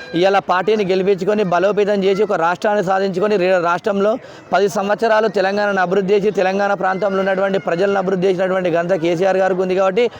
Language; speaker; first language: Telugu; native; Telugu